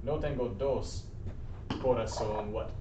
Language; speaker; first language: Spanish; non-native, fluent; English